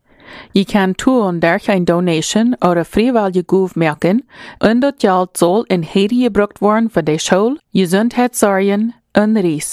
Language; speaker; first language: German; non-native, learner; Plautdietsch